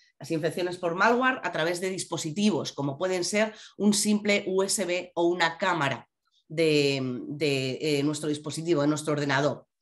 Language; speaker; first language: Spanish; native; Spanish